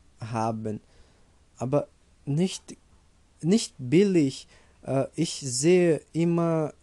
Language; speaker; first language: German; non-native, learner; Portuguese